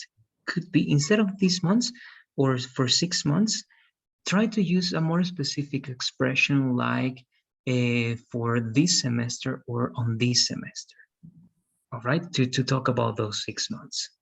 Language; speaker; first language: English; non-native, fluent; Spanish